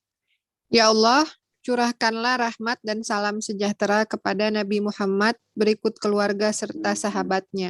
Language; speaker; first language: Indonesian; non-native, fluent; Arabic